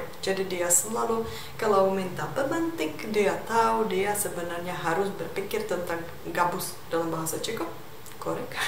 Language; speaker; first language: Indonesian; non-native, fluent; Czech